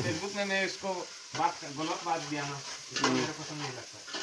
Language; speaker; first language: Hindi; non-native, learner; Bangla